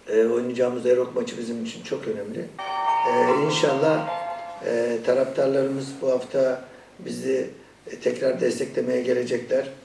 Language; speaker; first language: Turkish; non-native, fluent; Persian